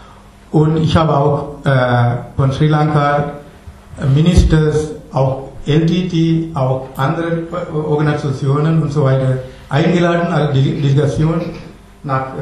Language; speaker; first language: German; non-native, learner; Sinhala